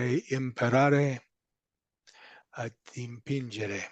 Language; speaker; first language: Italian; non-native, learner; English